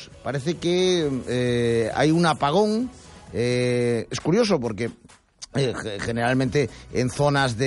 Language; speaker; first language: Spanish; native; Spanish